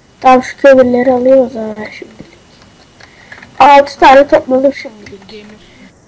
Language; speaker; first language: Turkish; native; Turkish